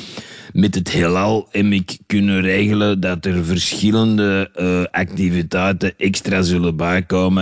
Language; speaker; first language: Dutch; native; Dutch